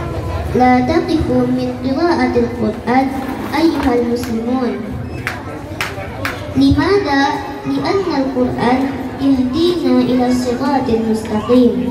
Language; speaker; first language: Arabic; non-native, learner; Indonesian